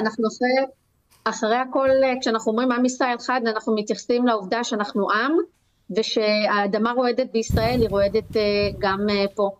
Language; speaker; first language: Hebrew; native; Hebrew